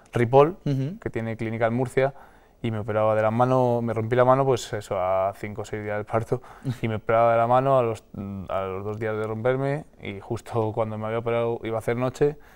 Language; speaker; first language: Spanish; native; Spanish